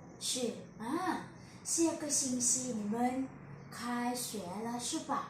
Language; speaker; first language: Chinese; non-native, fluent; Thai